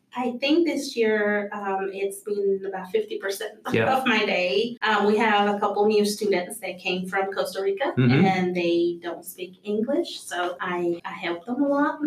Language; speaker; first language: English; early bilingual, other home language; Spanish